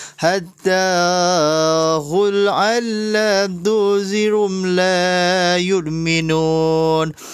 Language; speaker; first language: Arabic; non-native, fluent; Malay